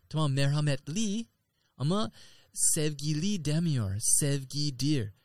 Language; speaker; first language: Turkish; non-native, learner; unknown